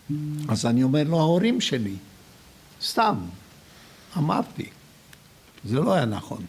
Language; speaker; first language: Hebrew; non-native, fluent; Hungarian